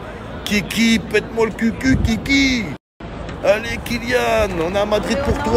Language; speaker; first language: French; native; French